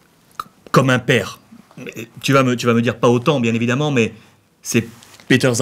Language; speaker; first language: French; native; French